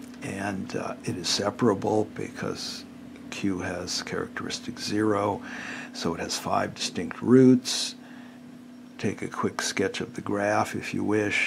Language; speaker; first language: English; native; English